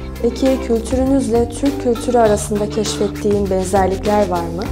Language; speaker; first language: Turkish; native; Turkish